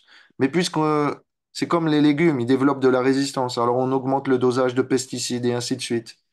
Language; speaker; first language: French; native; French